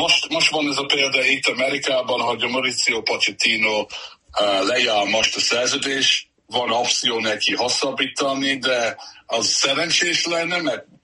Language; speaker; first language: Hungarian; early bilingual, heritage; Hungarian